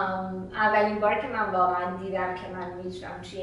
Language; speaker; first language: Persian; native; Persian